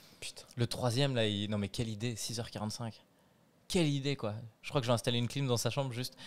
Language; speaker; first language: French; native; French